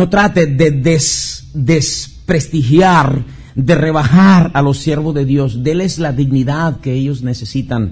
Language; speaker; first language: Spanish; native; Spanish